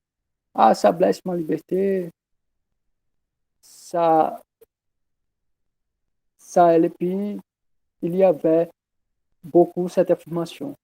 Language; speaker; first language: French; non-native, learner; Portuguese